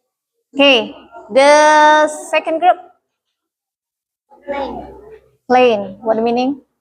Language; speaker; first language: English; non-native, learner; Indonesian